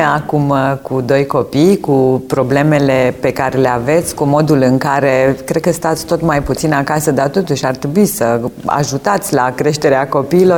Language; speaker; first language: Romanian; native; Romanian